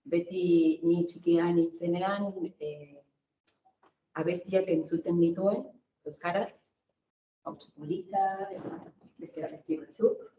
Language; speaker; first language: Basque; non-native, fluent; Spanish